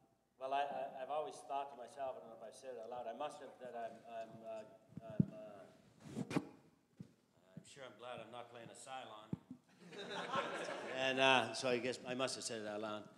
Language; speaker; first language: English; native; English